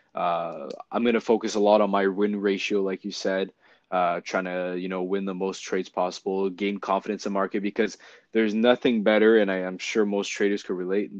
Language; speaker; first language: English; non-native, fluent; French